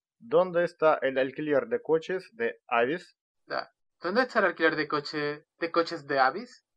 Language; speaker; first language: Spanish; non-native, learner; Russian